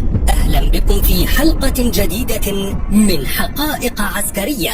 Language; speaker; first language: Arabic; native; Arabic